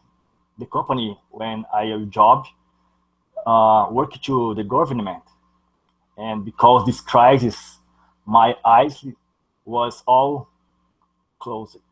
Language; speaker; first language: English; non-native, learner; Portuguese